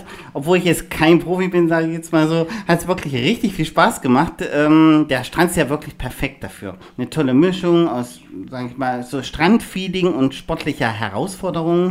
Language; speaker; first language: German; native; German